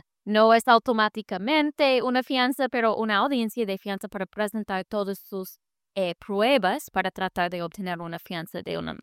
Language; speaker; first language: Spanish; non-native, fluent; English